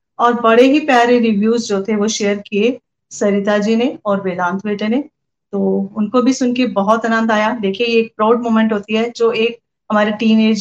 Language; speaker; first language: Hindi; non-native, local second language; Punjabi